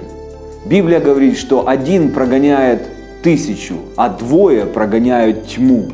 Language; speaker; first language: Russian; native; Russian